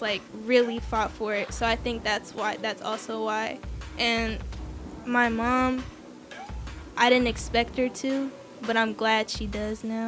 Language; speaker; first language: English; native; English